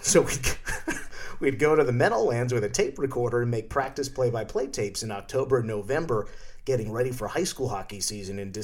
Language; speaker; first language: English; native; English